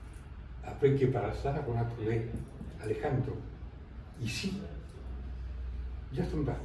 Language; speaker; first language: French; non-native, fluent; Spanish